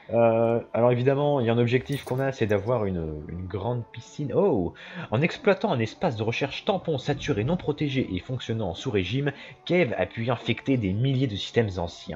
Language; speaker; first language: French; native; French